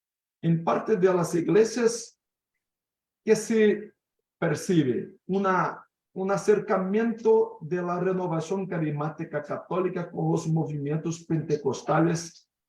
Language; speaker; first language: Spanish; non-native, fluent; Portuguese